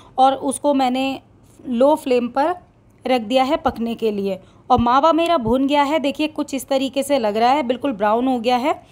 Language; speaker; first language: Hindi; native; Hindi